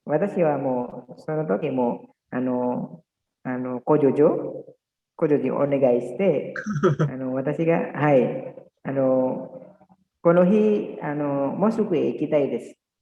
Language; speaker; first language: Japanese; non-native, learner; Indonesian